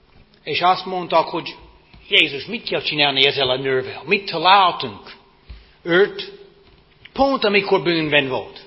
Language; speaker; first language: Hungarian; non-native, fluent; English